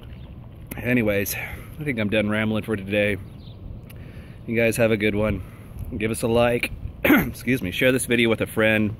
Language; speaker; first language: English; native; English